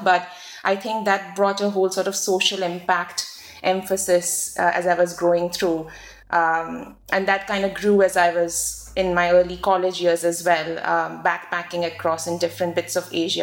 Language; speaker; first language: English; native; English